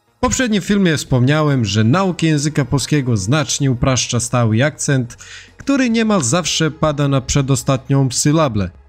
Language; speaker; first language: Polish; non-native, fluent; Serbian